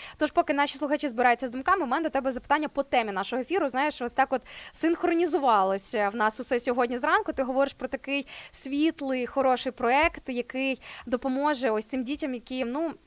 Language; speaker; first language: Ukrainian; native; Ukrainian